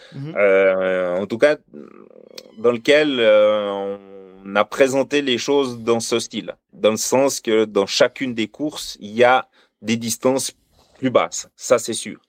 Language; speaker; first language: French; native; French